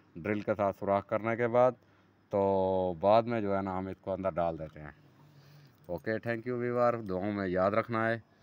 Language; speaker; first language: Urdu; non-native, local second language; Saraiki